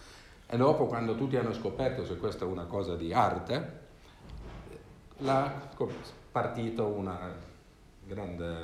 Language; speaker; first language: Italian; non-native, learner; Swedish